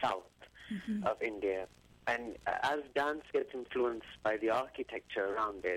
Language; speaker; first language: English; native; English